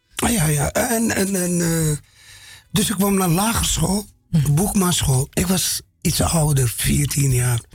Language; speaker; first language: Dutch; non-native, fluent; Arabic